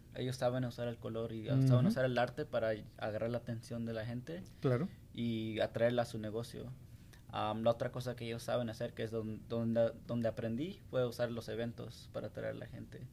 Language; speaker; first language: Spanish; early bilingual, heritage; Spanish